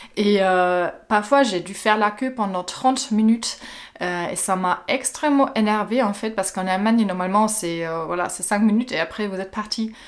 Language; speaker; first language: French; non-native, fluent; German